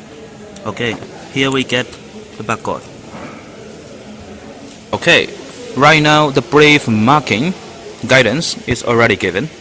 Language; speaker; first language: English; non-native, learner; Chinese